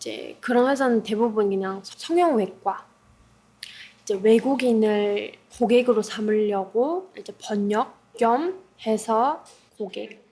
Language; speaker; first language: Korean; non-native, fluent; Mongolian